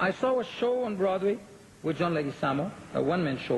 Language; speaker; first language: English; non-native, fluent; Portuguese